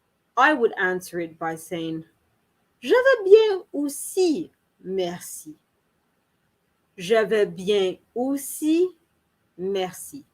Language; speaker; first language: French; non-native, learner; English